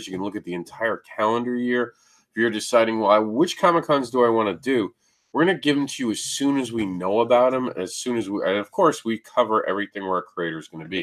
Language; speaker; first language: English; native; English